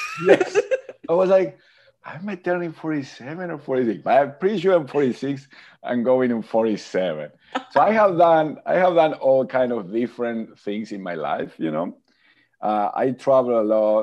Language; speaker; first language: English; non-native, fluent; Spanish